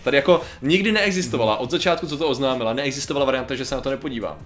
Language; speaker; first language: Czech; native; Czech